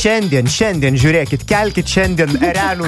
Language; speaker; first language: Lithuanian; native; Lithuanian